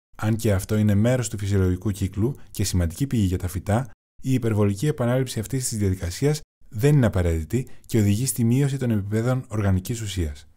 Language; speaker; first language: Greek; non-native, learner; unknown